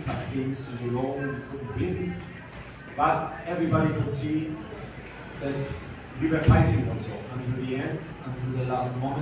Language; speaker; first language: English; non-native, fluent; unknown